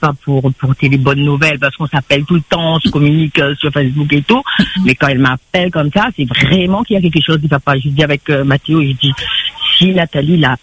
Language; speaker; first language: French; non-native, local second language; Réunion Creole French